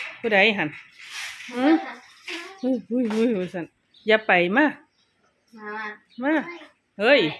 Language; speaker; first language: Thai; non-native, local second language; Lao